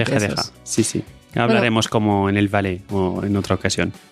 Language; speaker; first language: Spanish; native; Spanish